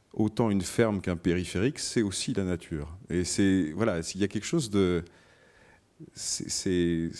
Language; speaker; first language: French; native; French